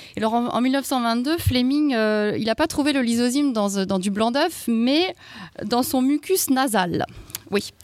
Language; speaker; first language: French; native; French